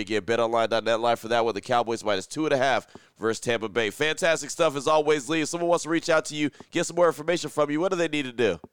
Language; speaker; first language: English; native; English